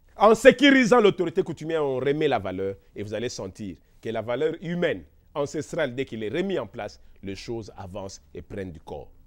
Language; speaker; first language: French; non-native, local second language; Kongo